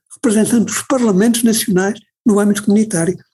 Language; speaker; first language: Portuguese; native; Portuguese